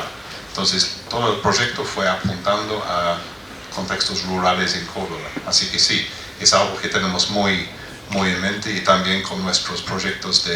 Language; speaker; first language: Spanish; non-native, fluent; English